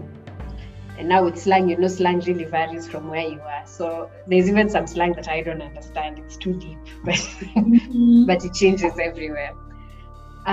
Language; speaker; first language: English; non-native, local second language; Swahili